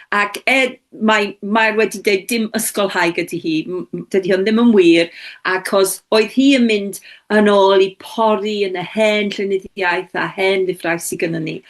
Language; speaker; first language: Welsh; non-native, local second language; English